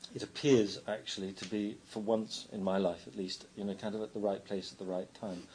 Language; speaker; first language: English; native; English